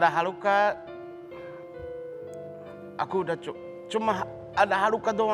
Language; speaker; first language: Indonesian; non-native, learner; Japanese